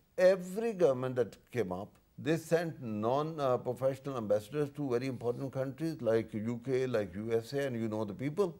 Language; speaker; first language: English; non-native, local second language; Urdu